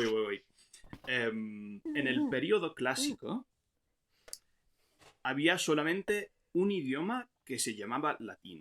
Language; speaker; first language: Spanish; non-native, fluent; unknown